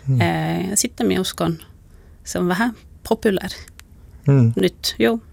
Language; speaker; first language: Finnish; non-native, local second language; Swedish